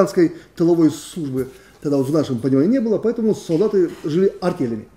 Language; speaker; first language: Russian; native; Russian